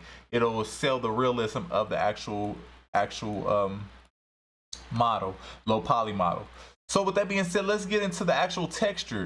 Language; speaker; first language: English; native; English